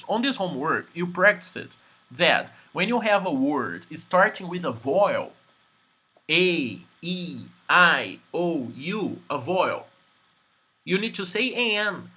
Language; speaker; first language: English; non-native, fluent; Portuguese